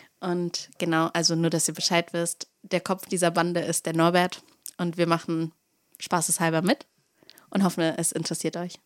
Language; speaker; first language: German; early bilingual, other home language; Russian